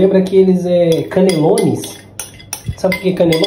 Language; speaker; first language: Portuguese; native; Portuguese